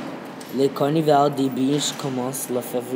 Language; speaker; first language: French; non-native, learner; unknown